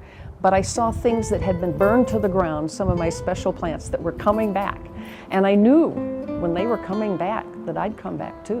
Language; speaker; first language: English; native; English